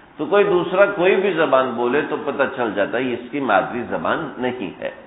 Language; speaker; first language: Urdu; non-native, local second language; Punjabi